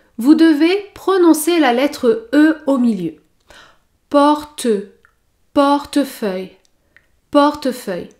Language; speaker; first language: French; native; French